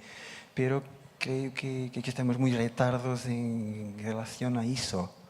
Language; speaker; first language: Spanish; non-native, learner; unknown